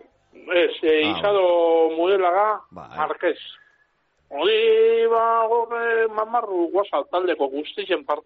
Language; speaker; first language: Basque; native; Basque